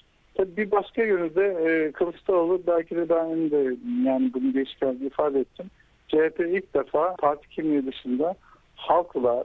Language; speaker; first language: Turkish; native; Turkish